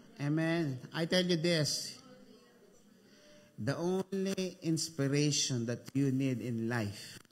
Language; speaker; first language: English; non-native, local second language; Filipino